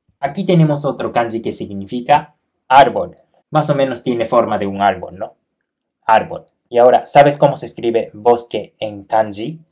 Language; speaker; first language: Spanish; non-native, fluent; Japanese